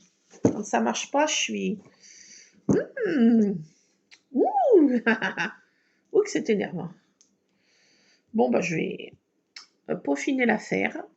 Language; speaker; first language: French; native; French